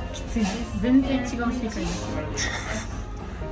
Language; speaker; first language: Japanese; non-native, learner; German